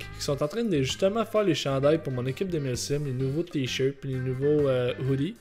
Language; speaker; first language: French; native; French